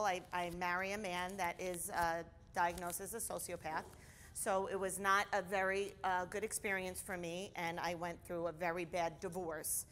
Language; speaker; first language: English; native; English